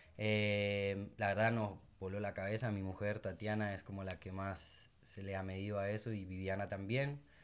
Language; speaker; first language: Spanish; native; Spanish